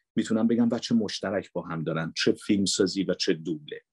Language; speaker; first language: Persian; native; Persian